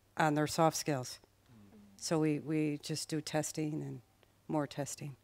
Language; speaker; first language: English; native; English